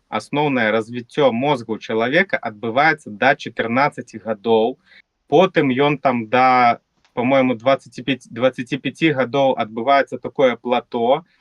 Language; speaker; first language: Belarusian; non-native, local second language; Russian